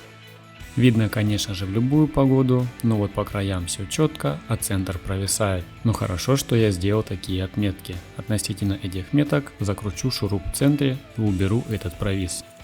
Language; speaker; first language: Russian; native; Russian